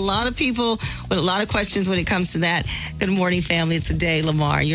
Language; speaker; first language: English; native; English